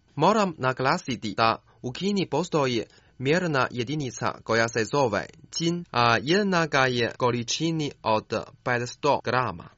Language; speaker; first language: Croatian; non-native, fluent; Chinese